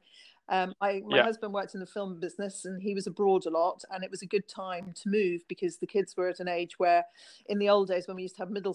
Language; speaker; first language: English; native; English